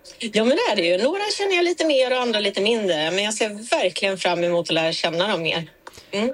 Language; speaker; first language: Swedish; native; Swedish